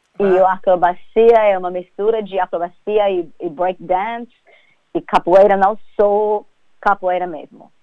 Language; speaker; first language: Portuguese; non-native, fluent; English